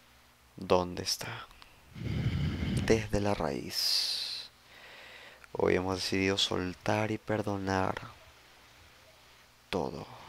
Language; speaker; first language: Spanish; native; Spanish